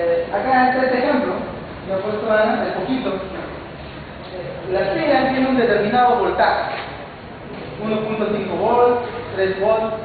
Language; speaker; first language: Spanish; native; Spanish